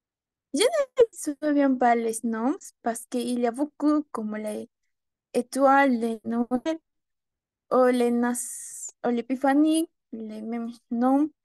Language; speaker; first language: French; non-native, learner; Spanish